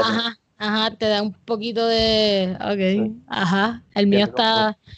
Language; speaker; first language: Spanish; native; Spanish